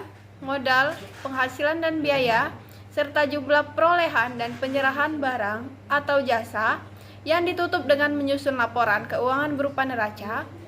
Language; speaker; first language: Indonesian; native; Indonesian